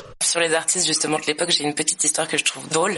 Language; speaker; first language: French; native; French